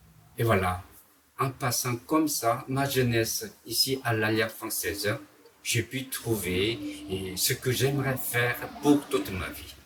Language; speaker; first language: French; non-native, fluent; Korean